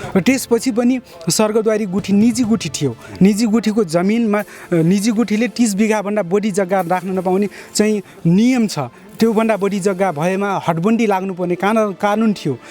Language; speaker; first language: Nepali; non-native, local second language; Dangaura Tharu